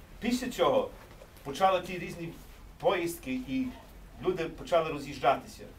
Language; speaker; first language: Ukrainian; early bilingual, heritage; English